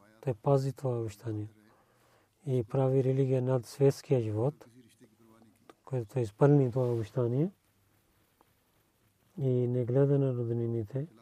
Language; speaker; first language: Bulgarian; non-native, learner; Urdu